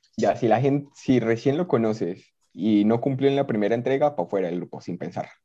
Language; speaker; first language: Spanish; native; Spanish